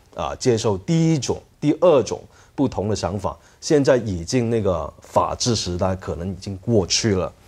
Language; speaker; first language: Chinese; non-native, fluent; Cantonese